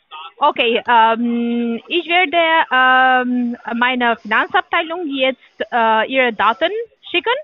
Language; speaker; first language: German; non-native, learner; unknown